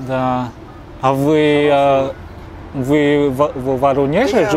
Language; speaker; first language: Russian; non-native, learner; Vietnamese